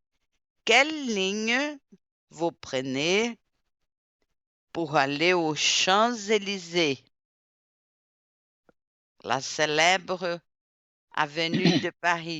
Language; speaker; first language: French; non-native, fluent; Portuguese